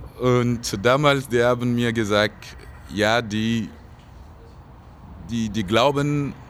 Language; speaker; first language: German; non-native, fluent; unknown